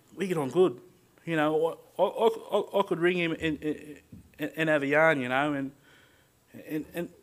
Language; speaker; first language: English; native; English